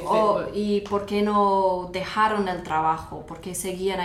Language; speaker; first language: Spanish; non-native, fluent; English